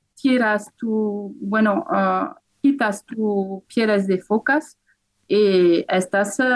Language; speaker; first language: Spanish; non-native, fluent; French